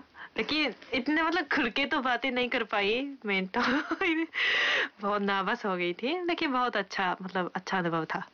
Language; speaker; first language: Hindi; non-native, fluent; Japanese